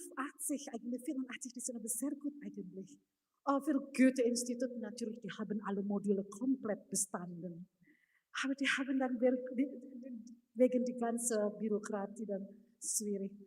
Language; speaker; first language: German; non-native, fluent; Indonesian